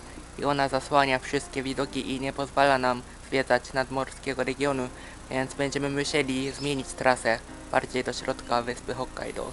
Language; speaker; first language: Polish; early bilingual, heritage; Polish